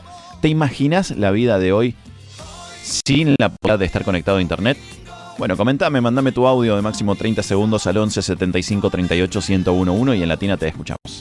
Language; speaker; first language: Spanish; native; Spanish